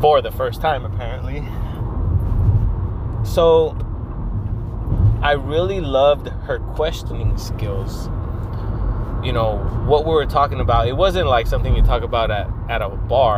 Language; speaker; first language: English; early bilingual, other home language; Spanish